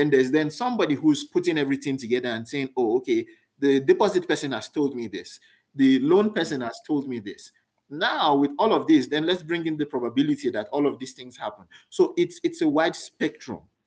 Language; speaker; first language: English; non-native, local second language; Yoruba